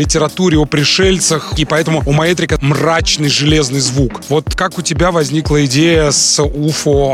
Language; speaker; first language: Russian; native; Russian